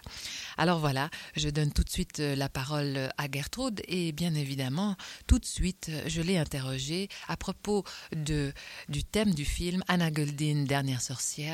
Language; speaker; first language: French; native; French